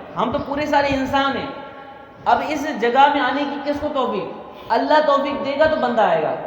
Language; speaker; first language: Urdu; non-native, local second language; Sindhi